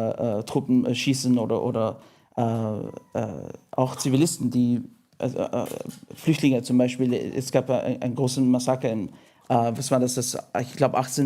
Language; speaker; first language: German; non-native, fluent; English